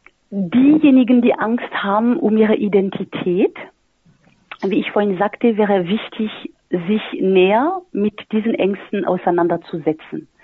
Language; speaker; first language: German; non-native, fluent; French